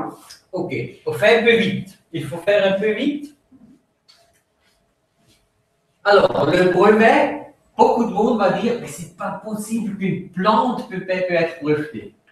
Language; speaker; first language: French; non-native, fluent; Swiss German